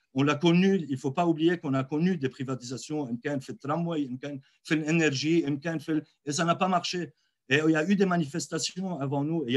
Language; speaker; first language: French; non-native, local second language; Arabic